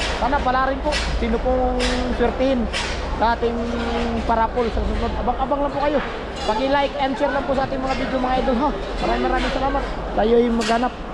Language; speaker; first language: Filipino; native; Filipino